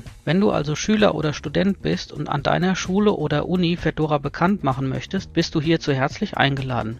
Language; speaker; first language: German; native; German